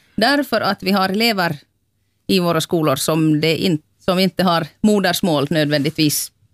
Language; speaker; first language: Swedish; native; Swedish